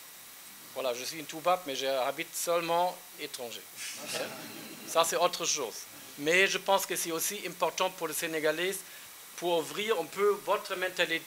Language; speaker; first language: French; non-native, learner; German